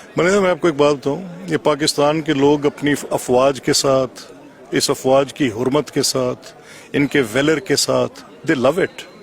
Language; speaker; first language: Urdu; non-native, local second language; Punjabi